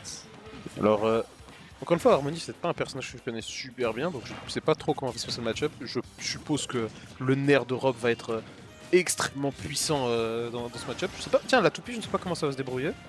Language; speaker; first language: French; native; French